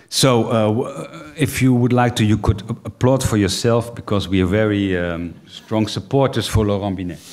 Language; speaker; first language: English; non-native, fluent; Dutch